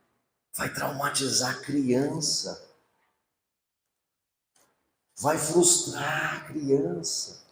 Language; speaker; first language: Portuguese; native; Portuguese